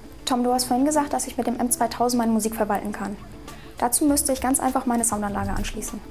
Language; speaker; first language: German; native; German